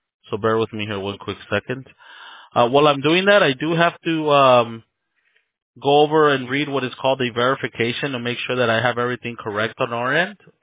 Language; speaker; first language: English; early bilingual, other home language; Spanish